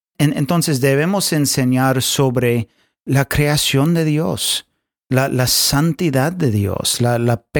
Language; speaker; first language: Spanish; non-native, fluent; English